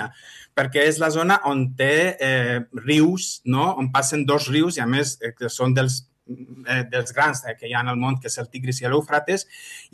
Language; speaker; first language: Catalan; non-native, fluent; Arabic